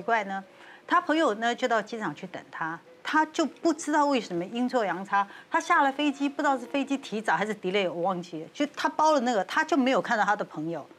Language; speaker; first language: Chinese; native; Chinese